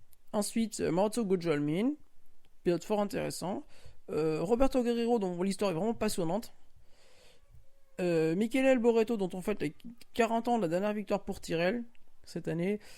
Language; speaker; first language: French; native; French